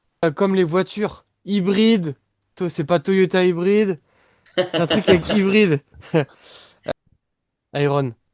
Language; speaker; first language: French; native; French